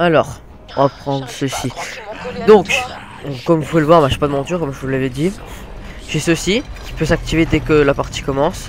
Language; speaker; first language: French; native; French